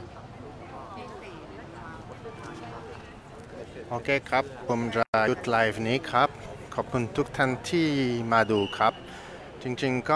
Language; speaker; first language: Thai; non-native, fluent; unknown